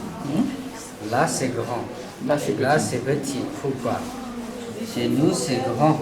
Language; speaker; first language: French; non-native, learner; Chinese